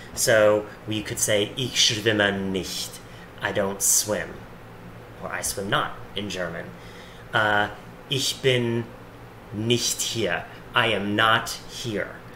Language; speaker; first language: English; native; English